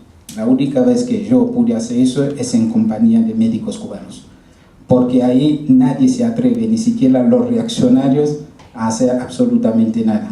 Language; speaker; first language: Spanish; non-native, fluent; Haitian Creole